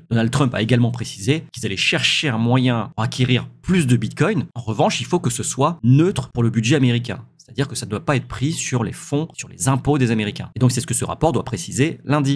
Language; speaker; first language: French; native; French